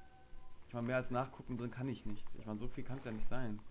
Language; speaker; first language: German; native; German